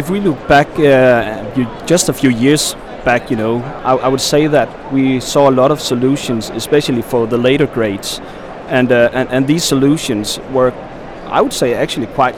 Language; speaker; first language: English; non-native, fluent; Danish